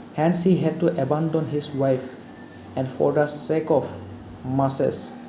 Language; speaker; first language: English; non-native, local second language; Assamese